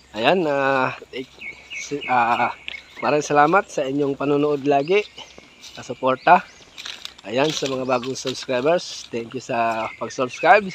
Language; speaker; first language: Filipino; native; Filipino